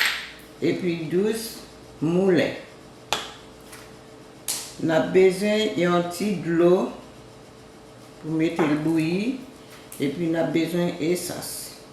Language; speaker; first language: French; non-native, local second language; Haitian Creole